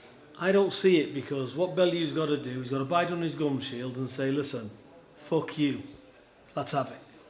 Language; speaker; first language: English; native; English